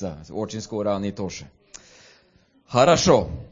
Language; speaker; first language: Russian; non-native, learner; Swedish